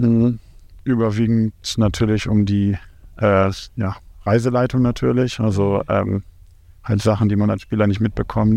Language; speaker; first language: German; native; German